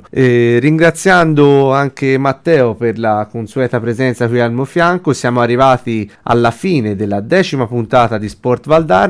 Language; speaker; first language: Italian; native; Italian